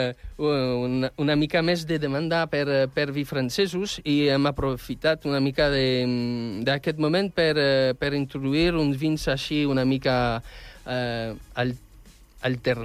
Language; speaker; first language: Catalan; non-native, fluent; French